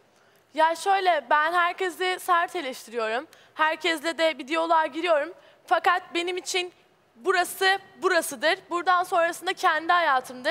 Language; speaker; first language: Turkish; native; Turkish